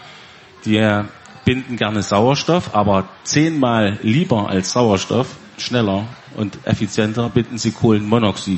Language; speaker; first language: German; native; German